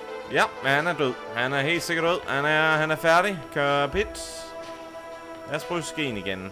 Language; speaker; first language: Danish; native; Danish